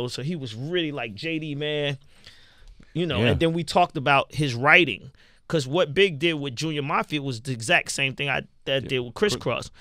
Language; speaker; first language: English; native; English